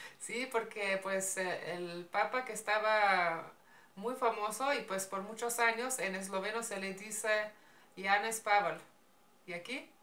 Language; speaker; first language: Spanish; non-native, fluent; Slovenian